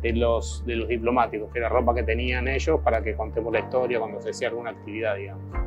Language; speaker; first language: Spanish; native; Spanish